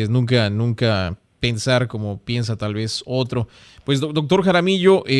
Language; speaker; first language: Spanish; native; Spanish